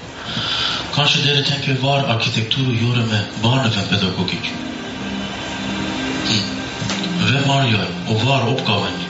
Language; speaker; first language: Norwegian; non-native, learner; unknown